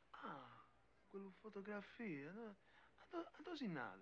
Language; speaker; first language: Italian; non-native, learner; English